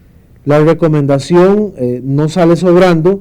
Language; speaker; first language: Spanish; native; Spanish